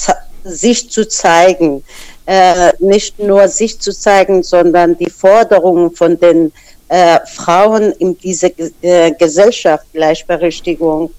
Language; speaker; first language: German; non-native, fluent; Persian